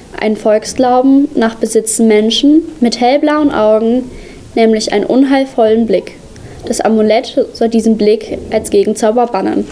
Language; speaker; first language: German; early bilingual, other home language; Arabic